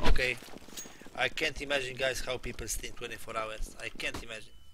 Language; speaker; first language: English; non-native, learner; Polish